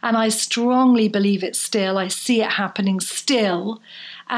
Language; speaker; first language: English; native; English